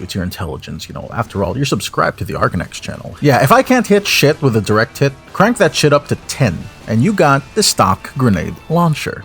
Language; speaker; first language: English; native; English